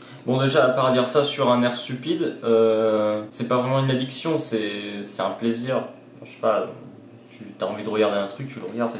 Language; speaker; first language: French; native; French